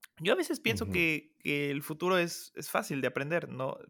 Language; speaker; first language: Spanish; native; Spanish